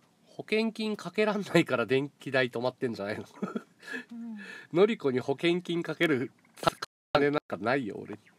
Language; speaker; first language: Japanese; native; Japanese